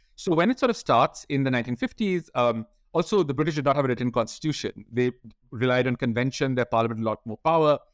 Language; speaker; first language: English; non-native, local second language; Hindi